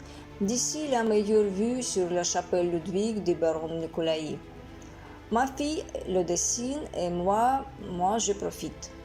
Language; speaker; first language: French; non-native, fluent; Russian